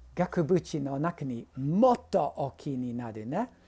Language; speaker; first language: Japanese; non-native, learner; English